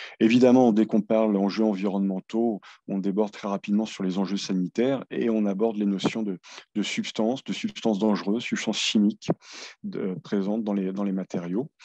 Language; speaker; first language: French; native; French